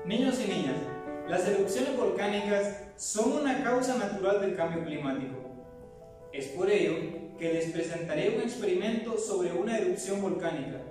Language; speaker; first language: Spanish; native; Spanish